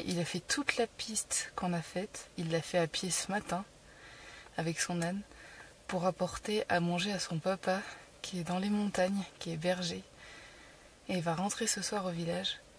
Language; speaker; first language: French; native; French